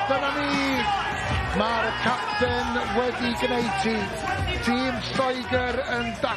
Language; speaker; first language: Welsh; native; Welsh